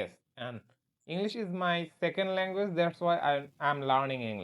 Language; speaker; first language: English; non-native, learner; Bangla